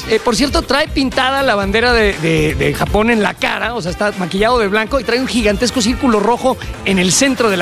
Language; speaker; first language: Spanish; native; Spanish